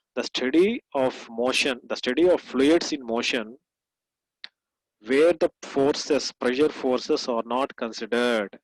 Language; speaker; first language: English; non-native, local second language; Telugu